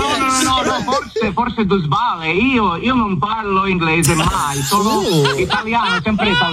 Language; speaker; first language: Italian; non-native, learner; English